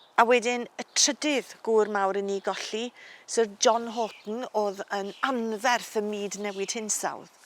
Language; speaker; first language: Welsh; native; Welsh